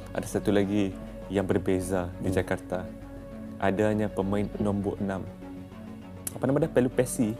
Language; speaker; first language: Malay; native; Malay